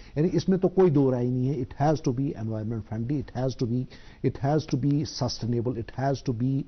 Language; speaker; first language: Hindi; non-native, local second language; Kashmiri